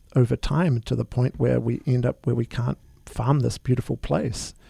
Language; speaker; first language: English; native; English